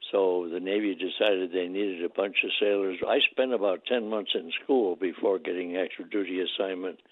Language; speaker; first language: English; native; English